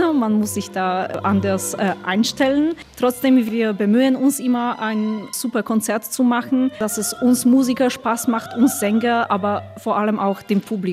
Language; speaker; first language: German; non-native, fluent; Polish